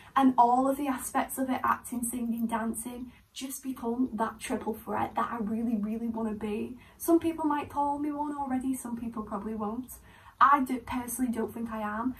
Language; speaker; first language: English; native; English